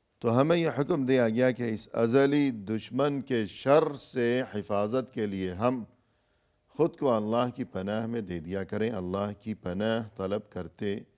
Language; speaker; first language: Urdu; native; Urdu